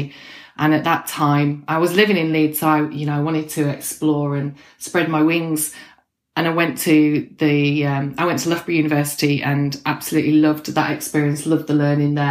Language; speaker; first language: English; native; English